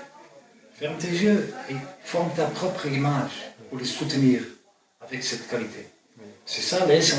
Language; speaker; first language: French; non-native, fluent; Dutch